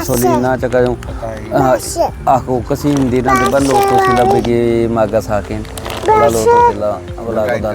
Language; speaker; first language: Filipino; non-native, learner; Punjabi